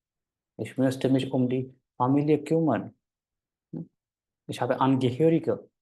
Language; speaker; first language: German; non-native, fluent; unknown